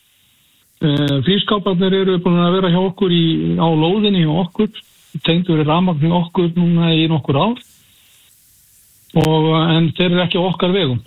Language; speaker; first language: Icelandic; native; Icelandic